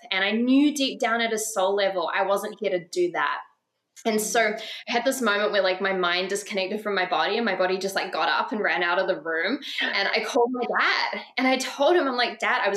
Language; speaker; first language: English; native; English